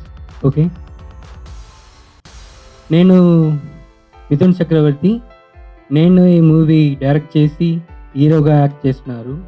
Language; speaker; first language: Telugu; non-native, learner; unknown